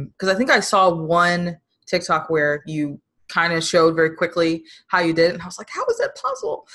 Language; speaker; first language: English; native; English